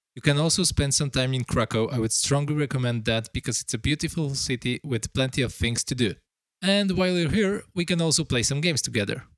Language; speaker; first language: English; non-native, fluent; Polish